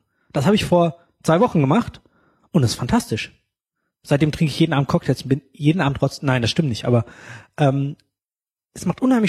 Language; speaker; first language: German; native; German